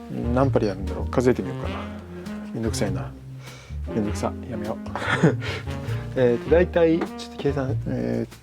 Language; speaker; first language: Japanese; native; Japanese